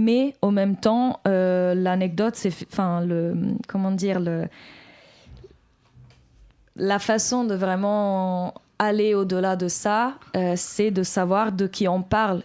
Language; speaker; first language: French; native; French